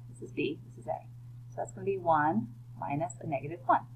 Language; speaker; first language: English; native; English